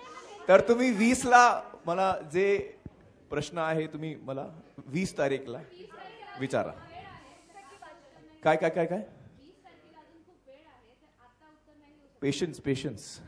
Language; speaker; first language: Marathi; non-native, local second language; Urdu